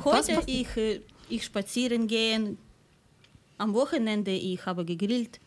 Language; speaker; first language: German; non-native, learner; Ukrainian